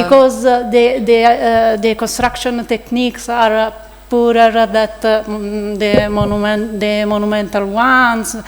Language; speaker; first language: English; non-native, learner; Italian